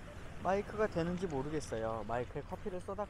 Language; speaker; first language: Korean; native; Korean